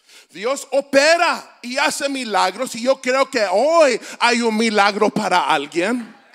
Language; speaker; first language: Spanish; native; Spanish